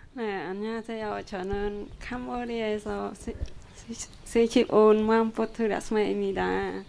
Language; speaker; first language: Korean; non-native, learner; Khmer